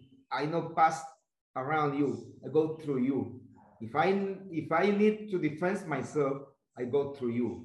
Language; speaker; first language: English; non-native, learner; Spanish